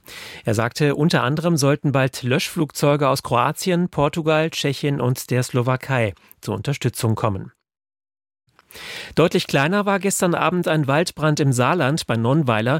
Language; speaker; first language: German; native; German